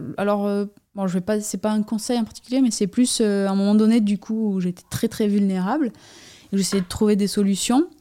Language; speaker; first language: French; native; French